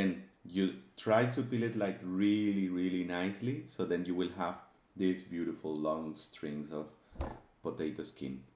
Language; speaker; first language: English; non-native, fluent; Spanish